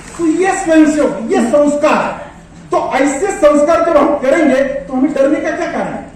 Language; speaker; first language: Hindi; non-native, local second language; Marwari